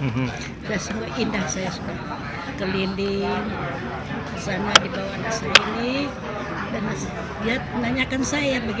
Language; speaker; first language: Indonesian; non-native, fluent; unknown